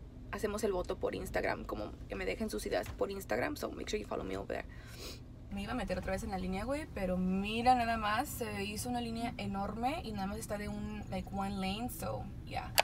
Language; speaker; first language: Spanish; early bilingual, heritage; Spanish